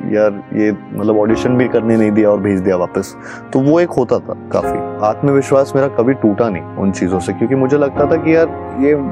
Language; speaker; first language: Hindi; native; Hindi